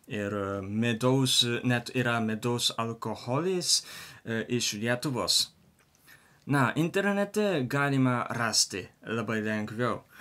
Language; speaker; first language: Lithuanian; non-native, learner; Japanese